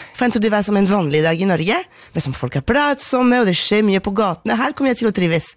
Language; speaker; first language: Norwegian; non-native, fluent; French